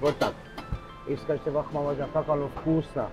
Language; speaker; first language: Russian; non-native, fluent; Armenian